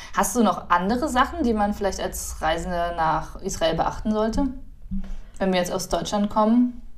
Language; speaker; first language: German; native; German